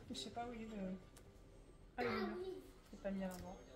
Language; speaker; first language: French; native; French